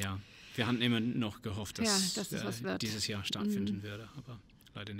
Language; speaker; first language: German; non-native, fluent; English